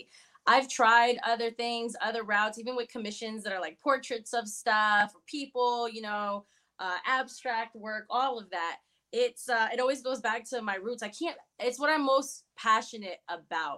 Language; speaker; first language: English; early bilingual, other home language; Spanish